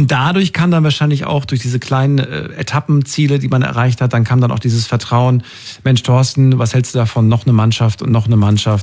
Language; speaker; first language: German; native; German